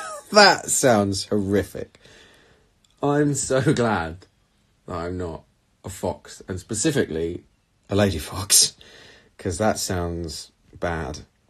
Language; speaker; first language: English; native; English